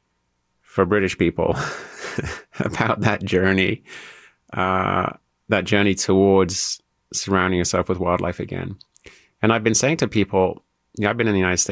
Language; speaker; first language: English; native; English